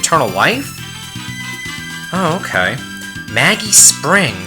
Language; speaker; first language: English; native; English